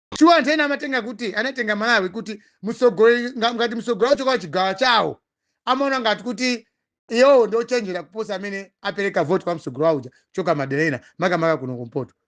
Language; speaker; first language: Nyanja; non-native, local second language; Tumbuka